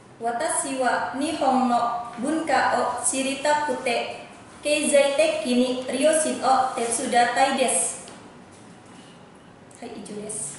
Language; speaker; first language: Japanese; non-native, learner; Indonesian